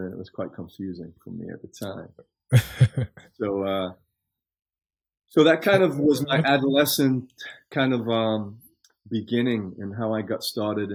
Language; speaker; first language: English; native; English